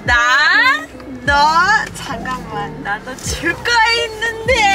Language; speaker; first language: Korean; early bilingual, heritage; Korean